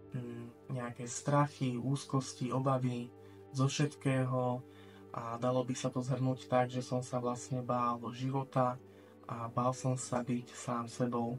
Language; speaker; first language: Slovak; native; Slovak